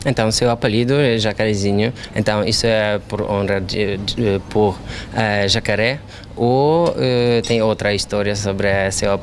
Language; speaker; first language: Portuguese; non-native, fluent; Polish